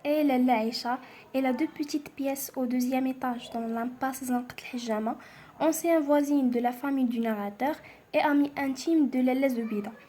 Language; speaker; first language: French; non-native, local second language; Arabic